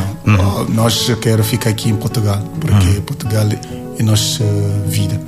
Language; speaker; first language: Portuguese; non-native, learner; Yoruba